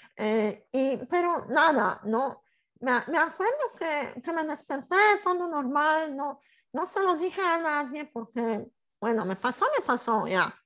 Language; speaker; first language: Spanish; non-native, fluent; Polish